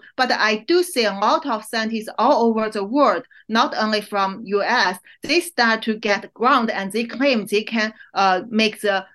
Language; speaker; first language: English; non-native, fluent; Chinese